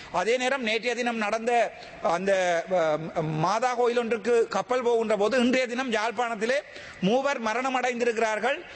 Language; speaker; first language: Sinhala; non-native, local second language; Tamil